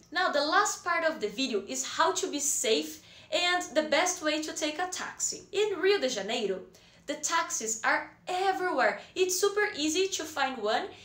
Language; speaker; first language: English; non-native, fluent; Portuguese